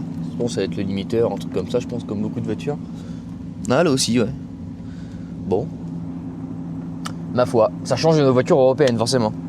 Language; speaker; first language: French; native; French